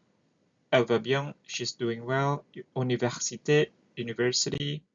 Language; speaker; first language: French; non-native, learner; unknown